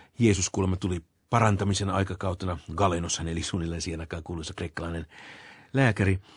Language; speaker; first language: Finnish; native; Finnish